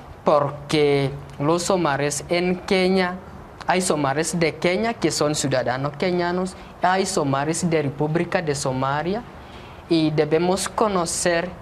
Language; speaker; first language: Spanish; non-native, fluent; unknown